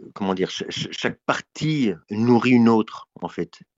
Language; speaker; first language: French; native; French